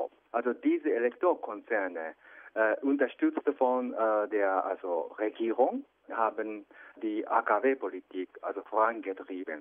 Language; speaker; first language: German; non-native, fluent; Japanese